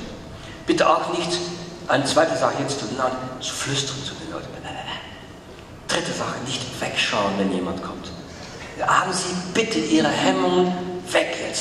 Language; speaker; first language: German; non-native, fluent; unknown